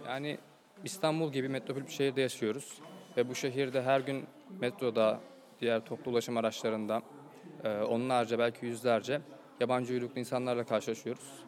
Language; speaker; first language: Turkish; native; Turkish